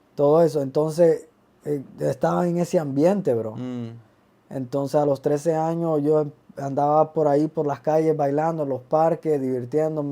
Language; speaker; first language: Spanish; early bilingual, other home language; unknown